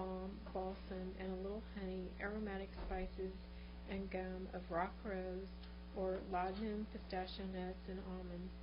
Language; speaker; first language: English; native; English